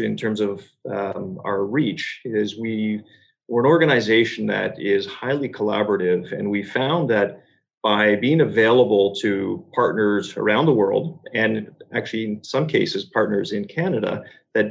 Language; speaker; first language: English; native; English